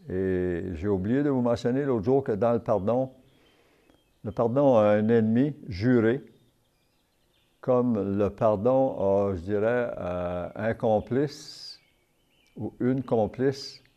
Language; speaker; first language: French; native; French